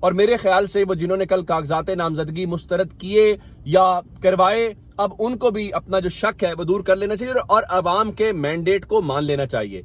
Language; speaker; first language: Urdu; native; Urdu